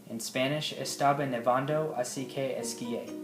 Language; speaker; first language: Spanish; non-native, learner; English